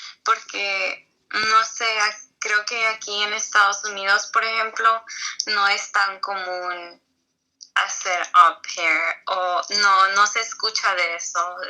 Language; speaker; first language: Spanish; early bilingual, heritage; Spanish